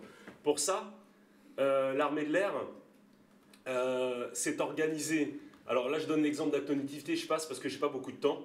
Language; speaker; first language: French; native; French